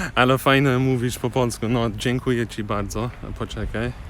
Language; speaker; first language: Polish; non-native, learner; English